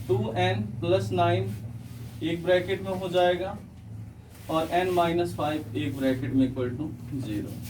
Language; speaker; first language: Hindi; native; Hindi